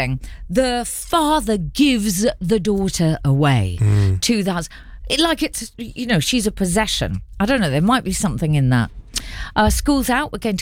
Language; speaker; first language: English; native; English